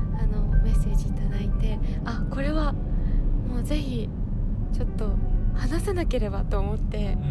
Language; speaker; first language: Japanese; native; Japanese